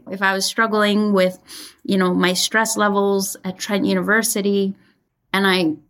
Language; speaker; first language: English; early bilingual, other home language; Persian